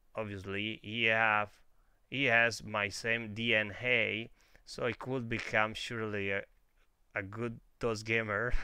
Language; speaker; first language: English; non-native, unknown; Italian